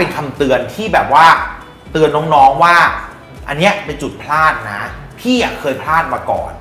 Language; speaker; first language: Thai; native; Thai